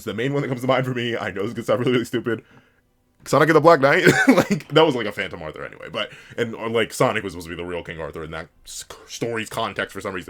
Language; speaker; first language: English; native; English